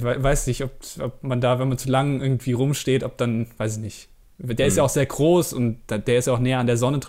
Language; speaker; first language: German; native; German